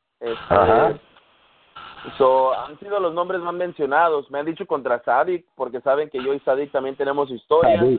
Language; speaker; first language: Spanish; early bilingual, heritage; Spanish